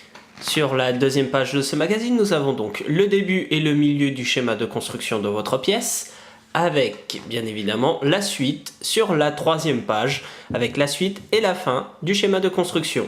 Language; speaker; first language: French; native; French